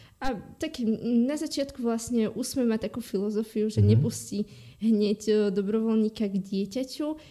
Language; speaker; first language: Slovak; native; Slovak